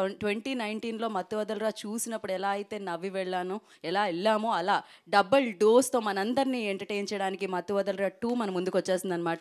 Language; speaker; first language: Telugu; native; Telugu